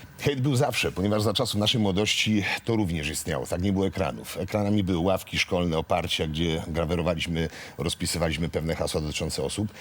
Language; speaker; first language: Polish; native; Polish